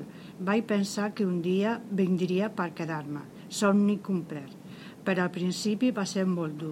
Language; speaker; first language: Catalan; non-native, learner; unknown